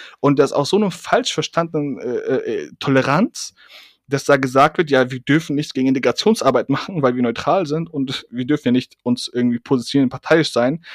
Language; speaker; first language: German; early bilingual, other home language; Persian